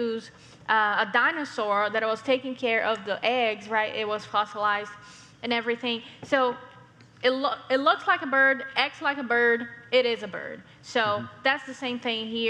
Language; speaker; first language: English; non-native, fluent; Portuguese